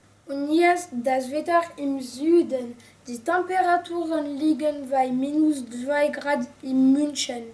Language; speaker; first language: German; non-native, learner; French